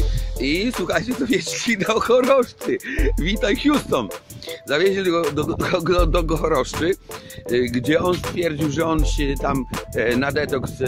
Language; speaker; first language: Polish; native; Polish